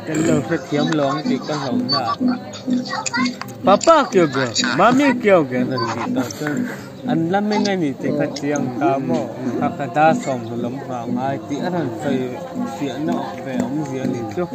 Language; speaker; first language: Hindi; non-native, local second language; Mizo